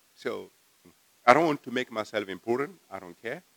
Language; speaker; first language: English; non-native, fluent; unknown